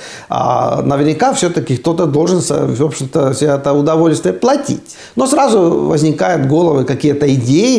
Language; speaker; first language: Russian; non-native, fluent; Estonian